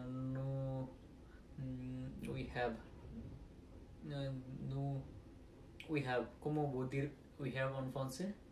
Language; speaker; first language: French; non-native, learner; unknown